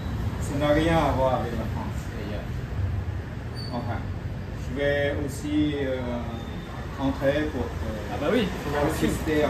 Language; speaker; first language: French; non-native, fluent; Vietnamese